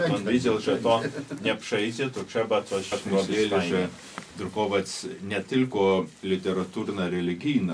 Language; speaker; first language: Polish; non-native, local second language; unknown